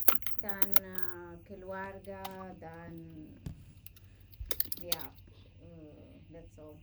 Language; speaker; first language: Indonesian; non-native, learner; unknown